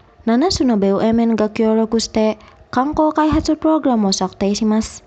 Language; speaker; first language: Japanese; non-native, fluent; Indonesian